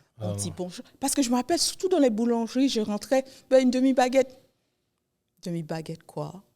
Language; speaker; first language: French; early bilingual, heritage; Haitian Creole